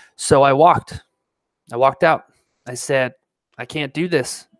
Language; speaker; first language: English; native; English